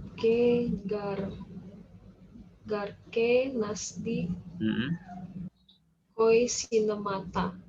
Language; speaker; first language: Hindi; non-native, learner; Indonesian